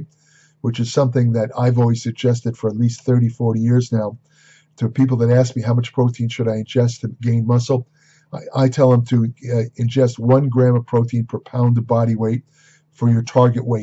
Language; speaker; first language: English; native; English